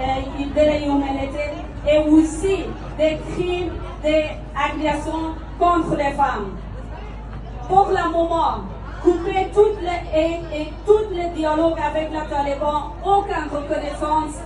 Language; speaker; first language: French; non-native, fluent; Persian